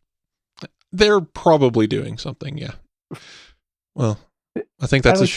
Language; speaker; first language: English; native; English